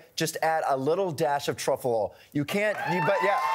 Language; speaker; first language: English; native; English